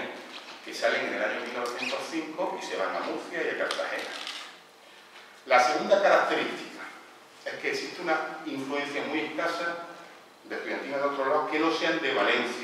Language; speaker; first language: Spanish; native; Spanish